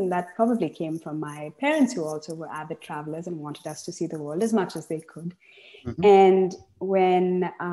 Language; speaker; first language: English; non-native, local second language; Tamil